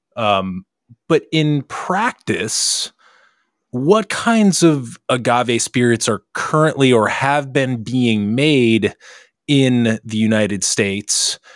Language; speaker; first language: English; native; English